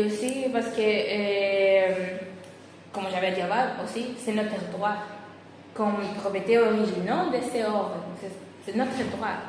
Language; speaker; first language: French; non-native, fluent; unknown